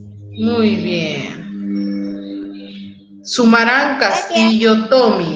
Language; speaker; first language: Spanish; native; Spanish